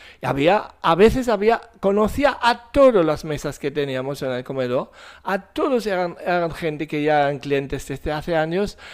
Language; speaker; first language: Spanish; non-native, fluent; German